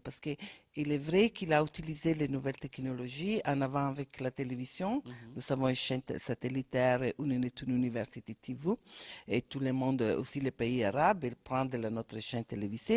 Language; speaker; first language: French; non-native, fluent; Italian